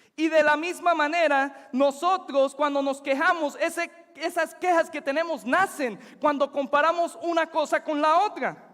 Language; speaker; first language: Spanish; native; Spanish